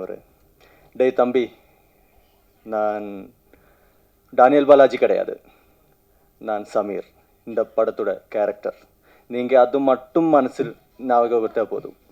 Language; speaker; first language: Tamil; non-native, learner; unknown